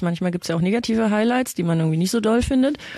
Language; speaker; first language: German; native; German